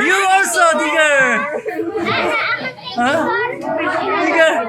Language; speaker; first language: English; non-native, learner; Korean